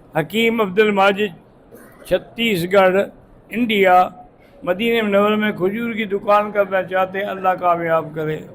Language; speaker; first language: Urdu; native; Urdu